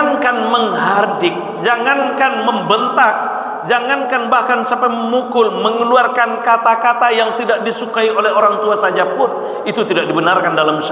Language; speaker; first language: Indonesian; native; Indonesian